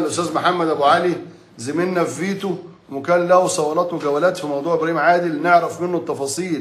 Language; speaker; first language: Arabic; native; Arabic